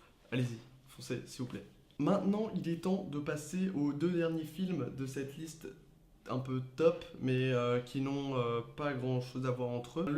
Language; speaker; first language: French; native; French